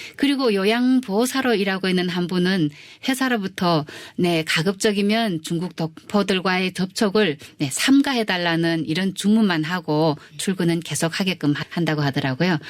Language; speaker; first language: Korean; early bilingual, heritage; Korean